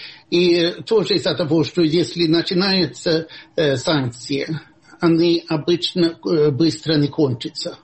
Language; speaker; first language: Russian; non-native, fluent; Swedish